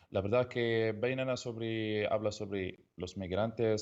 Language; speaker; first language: Spanish; non-native, learner; Arabic